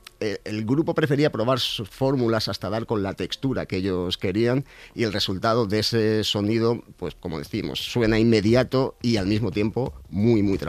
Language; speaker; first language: Spanish; native; Spanish